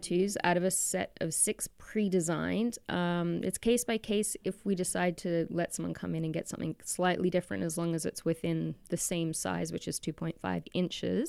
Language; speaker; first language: English; native; English